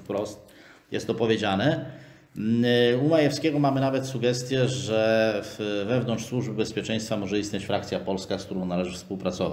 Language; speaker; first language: Polish; native; Polish